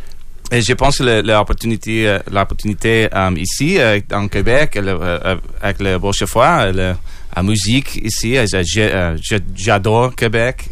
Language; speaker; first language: French; non-native, learner; English